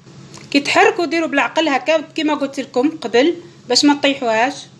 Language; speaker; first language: Arabic; native; Arabic